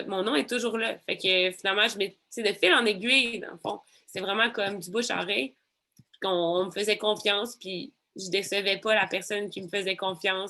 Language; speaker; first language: French; native; French